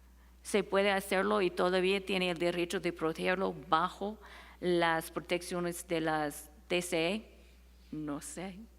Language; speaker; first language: Spanish; non-native, fluent; English